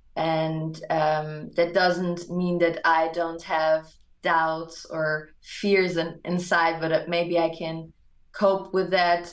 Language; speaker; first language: English; non-native, fluent; German